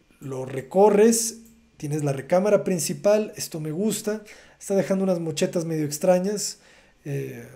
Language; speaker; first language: Spanish; native; Spanish